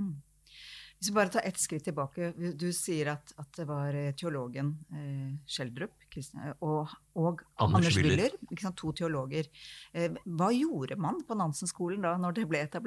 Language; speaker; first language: Norwegian; native; Norwegian